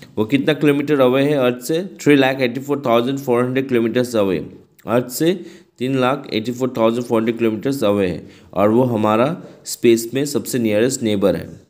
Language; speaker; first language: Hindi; non-native, local second language; Bangla